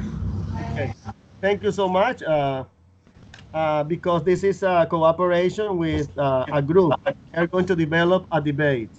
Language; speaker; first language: English; non-native, fluent; Spanish